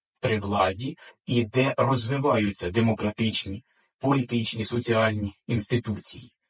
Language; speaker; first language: Ukrainian; native; Ukrainian